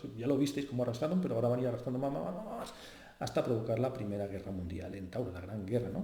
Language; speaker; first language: Spanish; native; Spanish